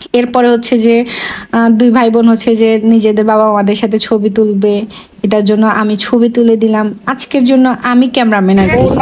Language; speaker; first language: Bangla; non-native, local second language; Chakma